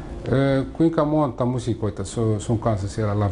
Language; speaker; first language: Finnish; non-native, learner; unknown